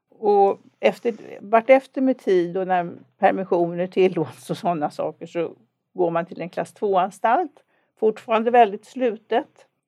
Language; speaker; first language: Swedish; native; Swedish